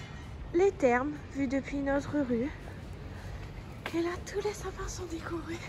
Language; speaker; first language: French; native; French